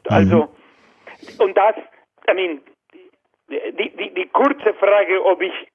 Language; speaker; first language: German; non-native, learner; Spanish